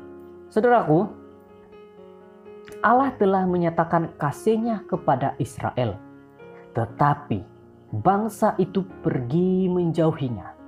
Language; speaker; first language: Indonesian; native; Indonesian